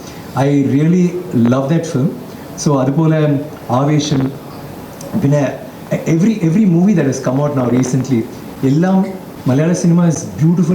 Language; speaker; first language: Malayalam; non-native, learner; Tamil